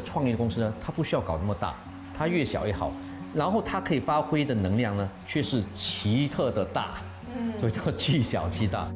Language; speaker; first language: Chinese; native; Chinese